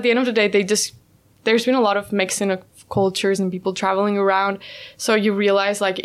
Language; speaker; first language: English; non-native, fluent; Spanish